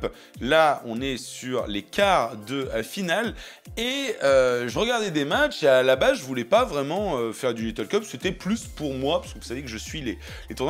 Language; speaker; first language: French; native; French